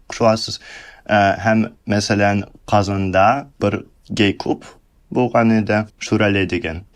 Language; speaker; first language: Tatar; early bilingual, heritage; Russian